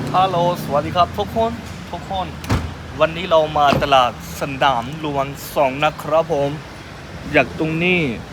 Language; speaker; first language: Thai; non-native, fluent; Punjabi